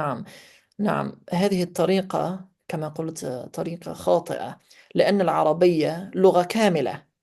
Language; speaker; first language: Arabic; non-native, fluent; English